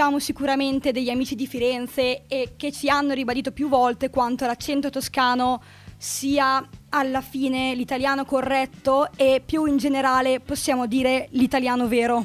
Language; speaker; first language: Italian; native; Italian